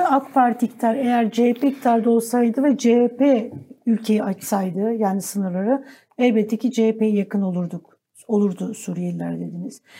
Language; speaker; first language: Turkish; native; Turkish